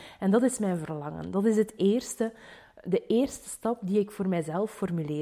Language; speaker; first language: Dutch; native; Dutch